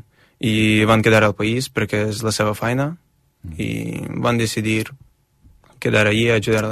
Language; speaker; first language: Catalan; non-native, fluent; Ukrainian